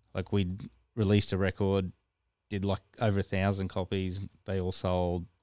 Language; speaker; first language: English; native; English